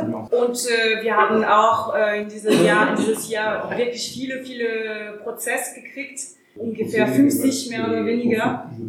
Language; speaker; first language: German; non-native, learner; French